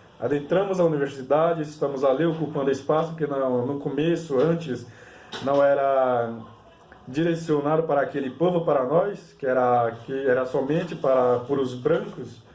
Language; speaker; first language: Portuguese; non-native, local second language; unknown